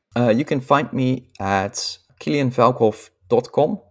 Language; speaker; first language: English; non-native, fluent; Dutch